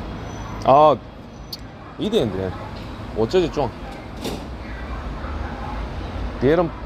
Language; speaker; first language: Chinese; non-native, learner; Korean